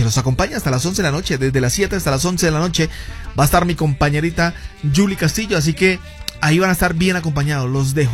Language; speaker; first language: Spanish; native; Spanish